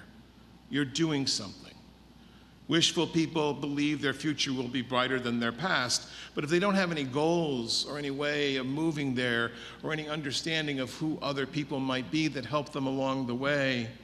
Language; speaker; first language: English; native; English